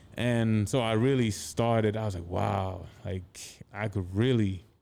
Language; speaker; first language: English; non-native, local second language; Igbo